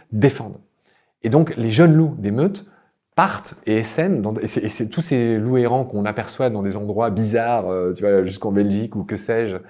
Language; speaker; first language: French; native; French